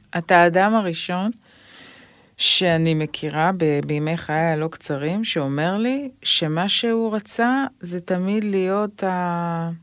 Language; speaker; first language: Hebrew; native; Hebrew